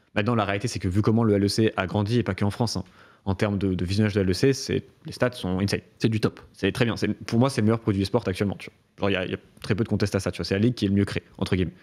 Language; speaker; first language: French; native; French